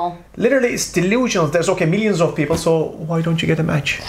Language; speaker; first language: English; non-native, fluent; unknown